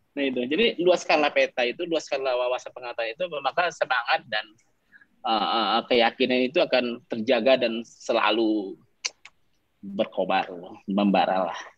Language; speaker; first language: Indonesian; non-native, local second language; Minangkabau